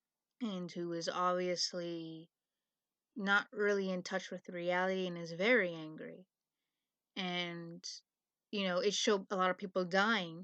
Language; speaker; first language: English; native; English